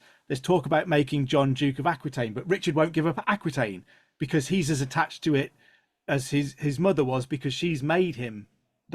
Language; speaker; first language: English; native; English